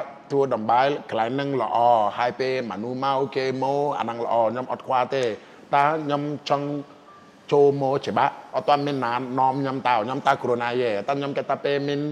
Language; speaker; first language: Khmer; non-native, fluent; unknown